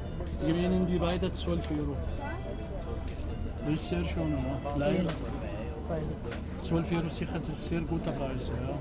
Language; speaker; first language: German; non-native, learner; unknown